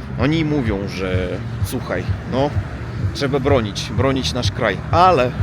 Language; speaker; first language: Polish; non-native, learner; Russian